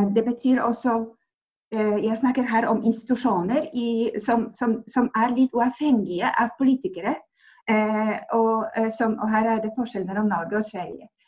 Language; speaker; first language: Norwegian; non-native, fluent; Polish